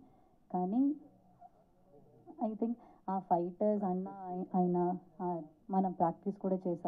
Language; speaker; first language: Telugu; non-native, learner; Malayalam